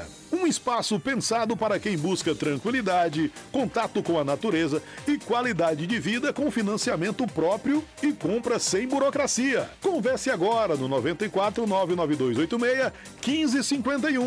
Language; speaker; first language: Portuguese; native; Portuguese